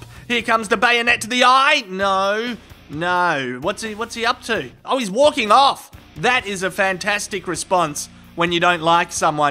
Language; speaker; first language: English; native; English